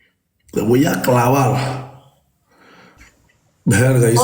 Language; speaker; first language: Spanish; native; Spanish